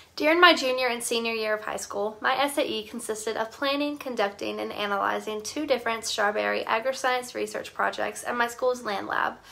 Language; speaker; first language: English; native; English